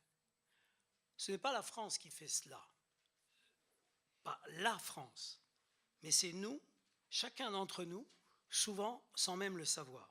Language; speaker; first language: French; native; French